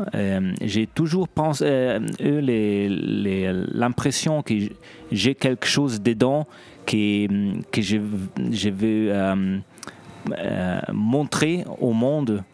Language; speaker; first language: French; non-native, local second language; Italian